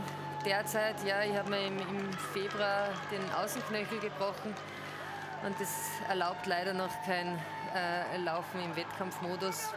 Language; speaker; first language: German; native; German